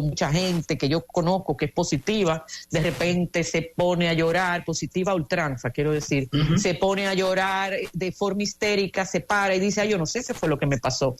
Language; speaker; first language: Spanish; native; Spanish